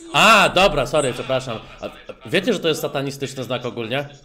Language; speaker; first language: Polish; native; Polish